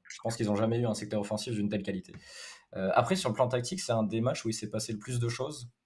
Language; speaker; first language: French; native; French